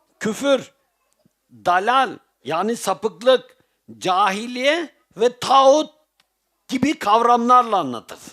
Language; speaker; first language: Turkish; native; Turkish